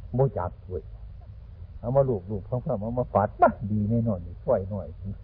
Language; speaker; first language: Thai; non-native, local second language; Northeastern Thai